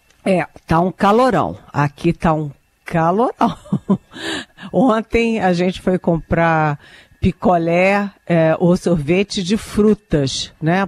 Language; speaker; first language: Portuguese; native; Portuguese